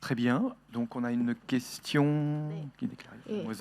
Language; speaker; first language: French; native; French